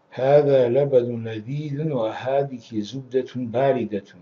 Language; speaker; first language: Arabic; non-native, fluent; Russian